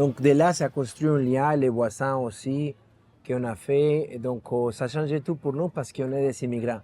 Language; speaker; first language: French; non-native, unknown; Spanish